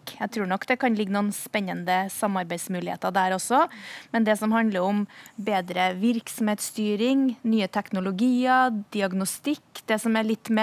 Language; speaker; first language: Norwegian; native; Norwegian